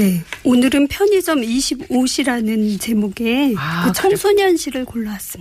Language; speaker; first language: Korean; native; Korean